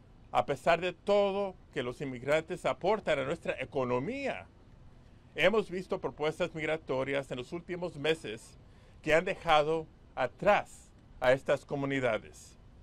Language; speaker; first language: Spanish; early bilingual, heritage; Spanish